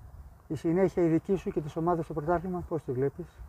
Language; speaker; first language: Greek; native; Greek